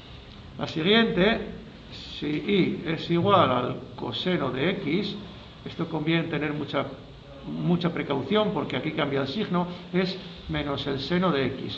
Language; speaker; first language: Spanish; native; Spanish